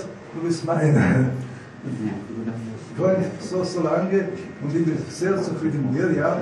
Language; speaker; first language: German; non-native, learner; Croatian